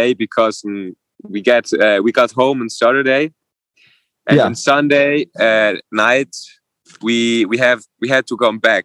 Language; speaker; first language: English; non-native, fluent; Swiss German